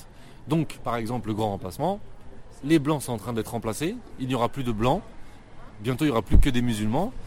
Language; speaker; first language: French; native; French